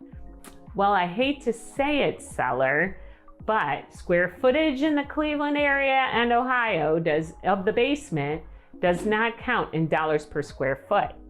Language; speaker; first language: English; native; English